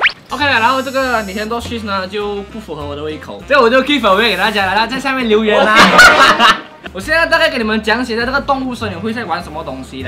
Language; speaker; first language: Chinese; native; Chinese